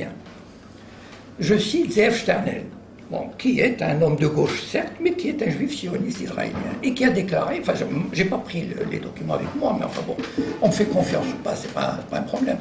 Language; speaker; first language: French; native; French